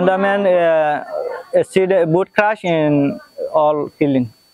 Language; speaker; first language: English; non-native, learner; Rohingya